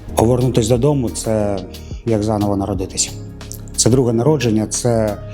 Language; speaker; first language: Ukrainian; non-native, local second language; Russian